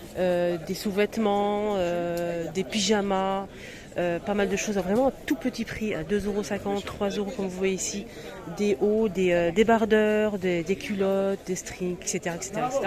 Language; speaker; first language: French; native; French